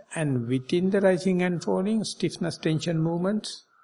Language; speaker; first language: English; non-native, local second language; Sinhala